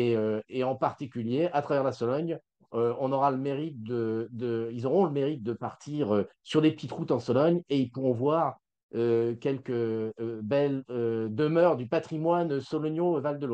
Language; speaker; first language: French; native; French